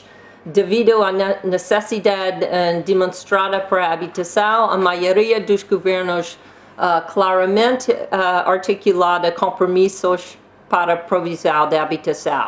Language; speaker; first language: Portuguese; non-native, learner; English